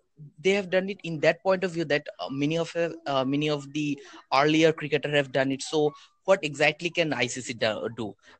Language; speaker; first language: English; non-native, local second language; Bangla